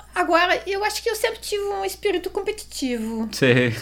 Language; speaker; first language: Portuguese; non-native, fluent; French